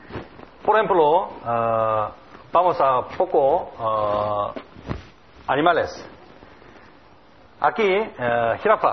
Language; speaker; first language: Spanish; non-native, learner; Korean